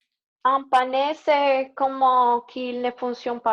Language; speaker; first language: French; non-native, learner; Spanish